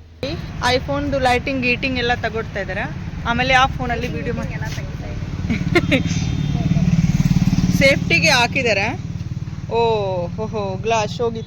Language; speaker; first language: Kannada; non-native, fluent; Hindi